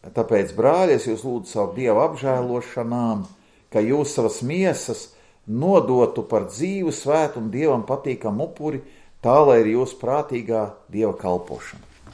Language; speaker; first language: Latvian; native; Latvian